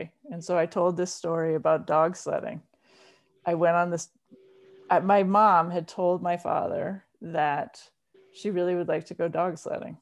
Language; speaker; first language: English; native; English